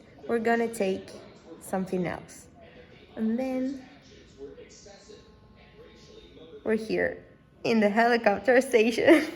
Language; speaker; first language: English; non-native, fluent; Spanish